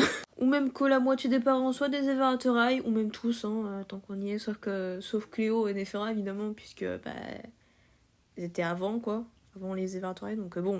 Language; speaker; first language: French; native; French